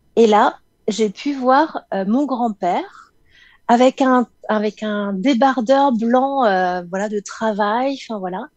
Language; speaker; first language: French; native; French